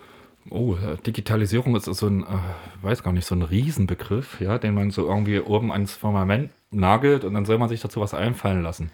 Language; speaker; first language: German; native; German